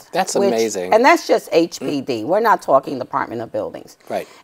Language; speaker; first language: English; native; English